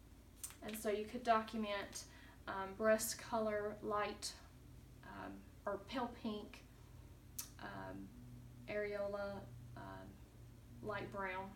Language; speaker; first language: English; native; English